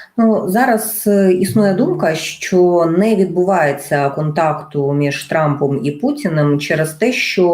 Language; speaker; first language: Ukrainian; native; Ukrainian